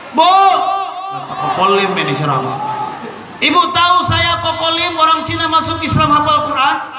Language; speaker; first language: Indonesian; non-native, local second language; Malay